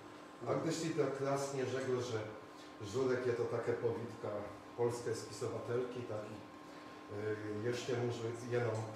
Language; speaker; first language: Czech; non-native, fluent; Polish